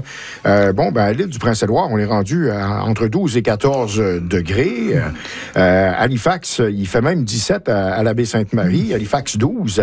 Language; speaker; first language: French; native; French